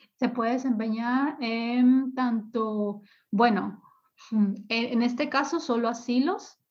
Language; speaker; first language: Spanish; native; Spanish